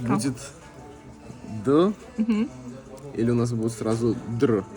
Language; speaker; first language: Russian; native; Russian